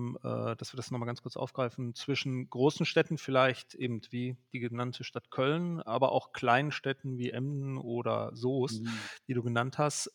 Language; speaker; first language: German; native; German